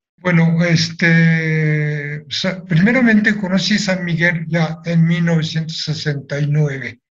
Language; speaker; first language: Spanish; non-native, fluent; Japanese